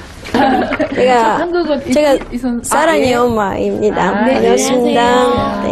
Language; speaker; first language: Korean; non-native, learner; Russian